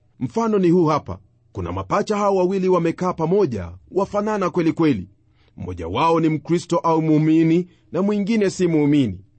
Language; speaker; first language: Swahili; non-native, local second language; Luyia